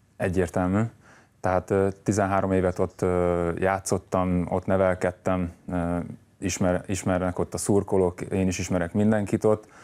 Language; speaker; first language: Hungarian; native; Hungarian